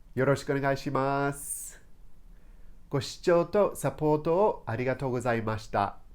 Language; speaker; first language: Japanese; non-native, fluent; English